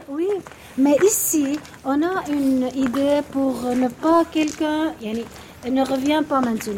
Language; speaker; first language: French; non-native, learner; Arabic